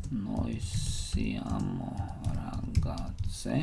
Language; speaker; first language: Italian; non-native, learner; Slovak